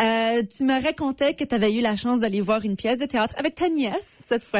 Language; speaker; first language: French; native; French